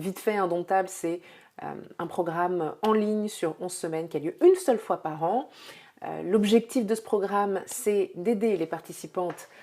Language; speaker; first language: French; native; French